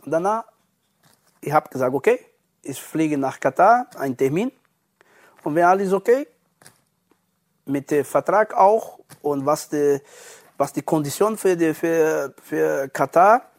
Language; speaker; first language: German; non-native, learner; Portuguese